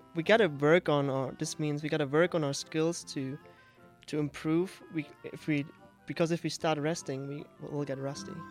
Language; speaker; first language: English; non-native, fluent; German